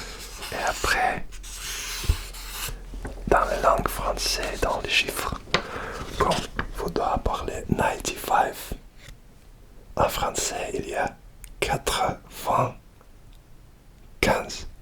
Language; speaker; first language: French; non-native, learner; Russian